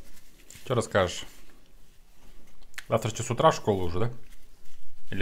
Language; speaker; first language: Russian; native; Russian